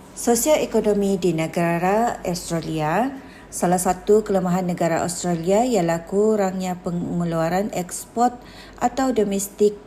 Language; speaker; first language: Malay; native; Malay